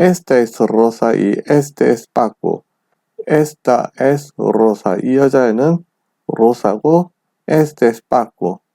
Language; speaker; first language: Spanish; non-native, fluent; Korean